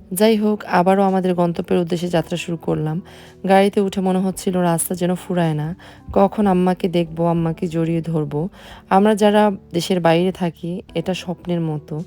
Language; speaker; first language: Bangla; native; Bangla